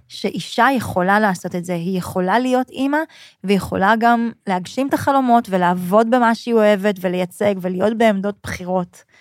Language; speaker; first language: Hebrew; native; Hebrew